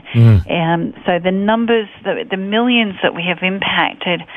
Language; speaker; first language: English; native; English